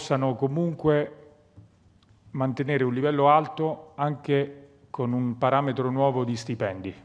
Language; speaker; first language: Italian; native; Italian